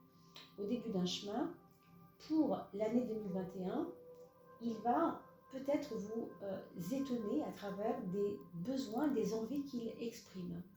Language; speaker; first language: French; native; French